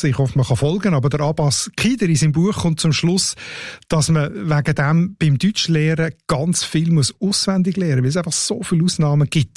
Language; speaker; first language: German; native; German